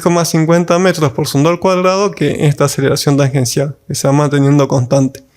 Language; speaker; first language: Spanish; native; Spanish